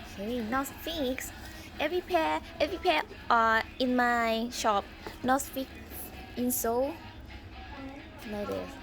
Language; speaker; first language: English; non-native, learner; Thai